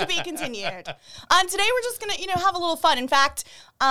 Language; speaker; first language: English; native; English